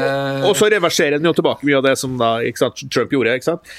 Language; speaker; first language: Norwegian; native; Norwegian